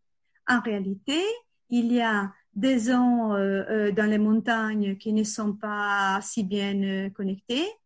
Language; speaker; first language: French; non-native, fluent; Italian